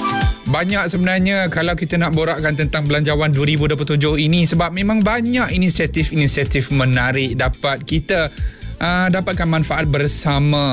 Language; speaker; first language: Malay; native; Malay